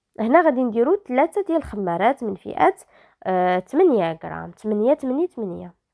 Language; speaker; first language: Arabic; native; Arabic